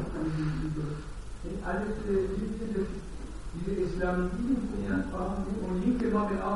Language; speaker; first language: German; non-native, learner; Persian